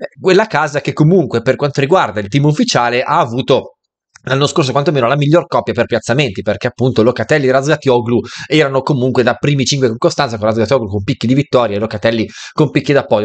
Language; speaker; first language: Italian; native; Italian